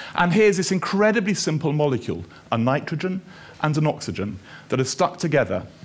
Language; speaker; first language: English; native; English